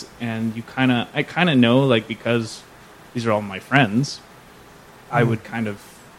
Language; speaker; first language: English; native; English